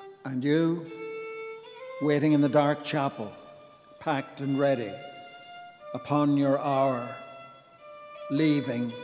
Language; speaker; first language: English; native; English